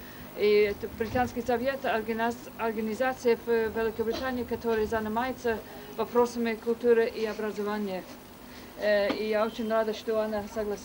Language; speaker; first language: Russian; non-native, fluent; English